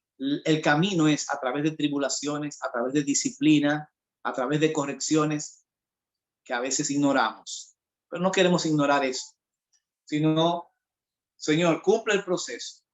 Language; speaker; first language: Spanish; native; Spanish